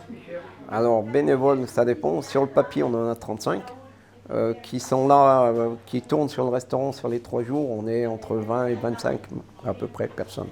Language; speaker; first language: French; native; French